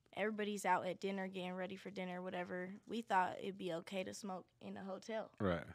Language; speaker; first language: English; native; English